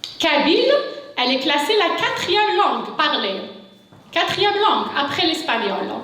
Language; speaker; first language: French; non-native, local second language; Kabyle